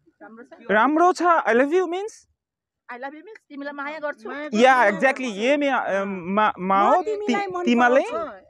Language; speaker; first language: Hindi; non-native, learner; Bangla